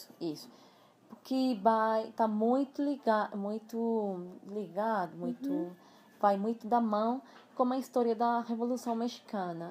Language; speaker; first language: Portuguese; non-native, fluent; Spanish